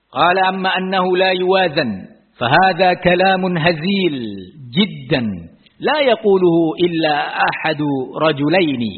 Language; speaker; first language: Arabic; non-native, fluent; Indonesian